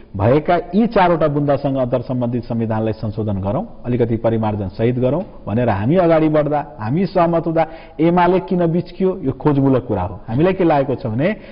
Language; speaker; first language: Nepali; non-native, local second language; Maithili